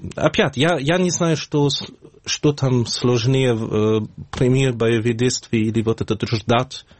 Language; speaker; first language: Russian; non-native, fluent; German